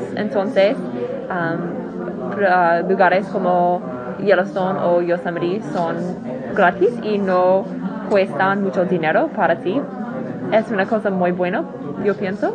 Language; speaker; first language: Spanish; non-native, learner; English